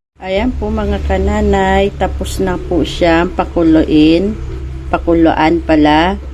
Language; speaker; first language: Filipino; native; Filipino